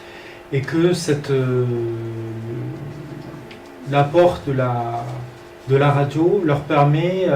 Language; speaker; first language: French; native; French